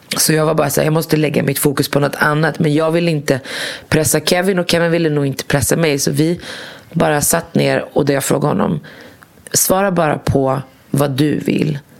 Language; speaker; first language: Swedish; early bilingual, other home language; Arabic